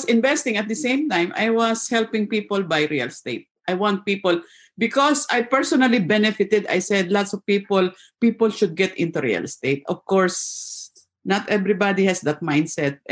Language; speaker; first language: English; non-native, local second language; Filipino